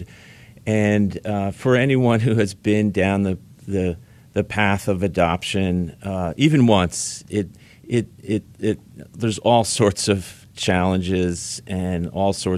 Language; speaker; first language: English; native; English